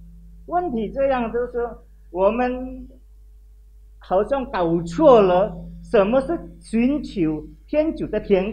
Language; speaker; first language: Chinese; non-native, local second language; Indonesian